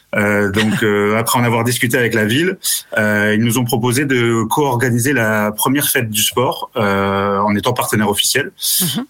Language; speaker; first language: French; native; French